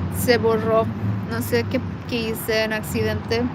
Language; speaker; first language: Spanish; early bilingual, heritage; Spanish